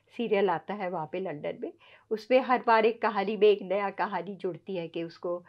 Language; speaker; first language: Hindi; native; Hindi